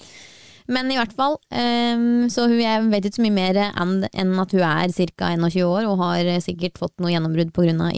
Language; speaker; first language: Norwegian; native; Norwegian